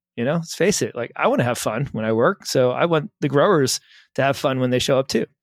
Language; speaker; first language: English; native; English